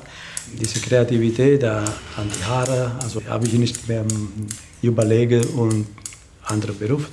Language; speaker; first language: German; non-native, learner; Italian